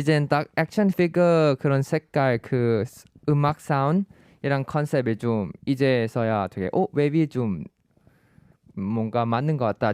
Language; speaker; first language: Korean; non-native, fluent; Thai